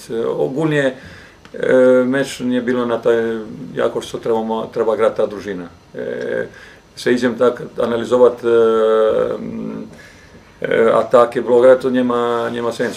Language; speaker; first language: Polish; non-native, learner; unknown